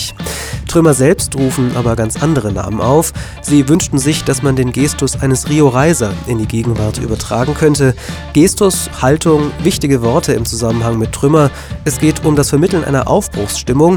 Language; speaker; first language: German; native; German